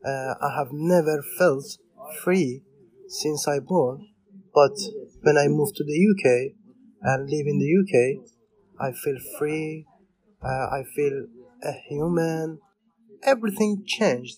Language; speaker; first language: English; non-native, learner; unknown